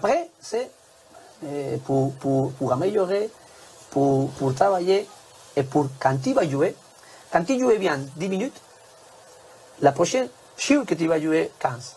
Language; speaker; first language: French; non-native, learner; Spanish